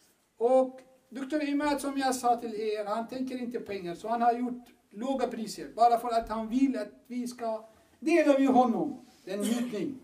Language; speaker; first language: Swedish; non-native, fluent; Arabic